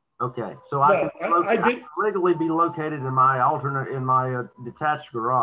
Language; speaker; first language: English; native; English